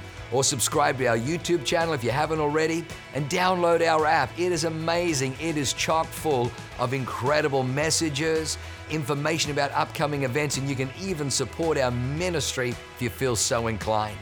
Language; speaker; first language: English; native; English